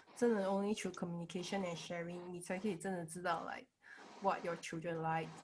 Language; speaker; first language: English; non-native, local second language; Chinese